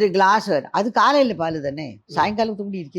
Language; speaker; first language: Tamil; non-native, learner; Malayalam